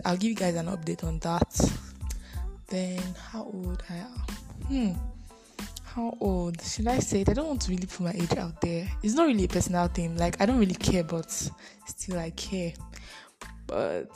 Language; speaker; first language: English; non-native, local second language; Bini